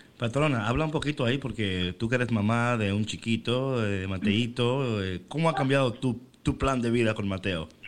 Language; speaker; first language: Spanish; native; Spanish